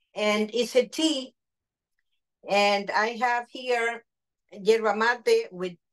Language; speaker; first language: English; non-native, fluent; Spanish